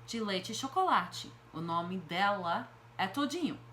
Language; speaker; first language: Portuguese; non-native, fluent; English